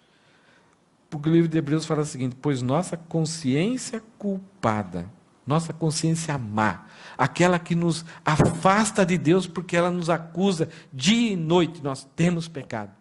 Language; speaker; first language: Portuguese; native; Portuguese